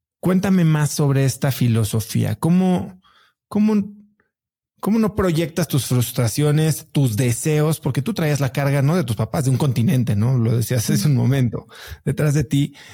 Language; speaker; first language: Spanish; native; Spanish